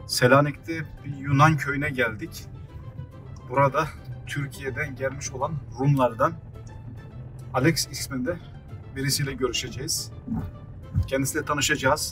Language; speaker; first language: Turkish; native; Turkish